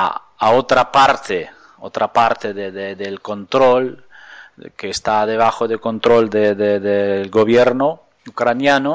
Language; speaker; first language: Spanish; non-native, fluent; Ukrainian